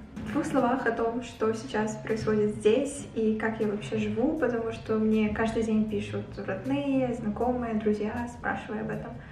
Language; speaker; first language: Russian; native; Russian